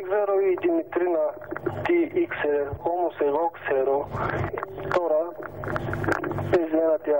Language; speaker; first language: Greek; non-native, learner; Bulgarian